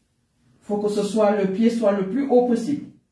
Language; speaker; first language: French; native; French